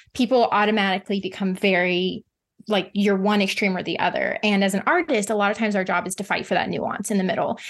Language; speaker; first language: English; native; English